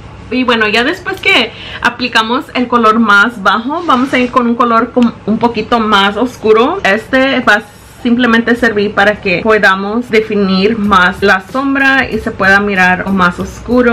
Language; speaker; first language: Spanish; early bilingual, heritage; Spanish